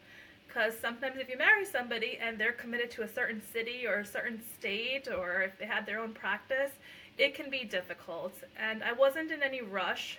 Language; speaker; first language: English; early bilingual, other home language; Punjabi